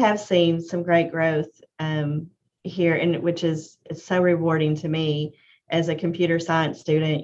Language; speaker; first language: English; native; English